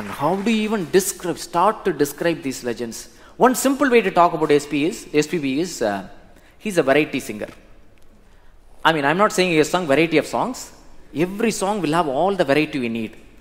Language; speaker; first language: English; non-native, local second language; Tamil